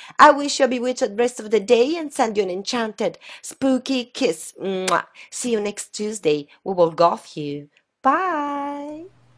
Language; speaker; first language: English; non-native, fluent; Italian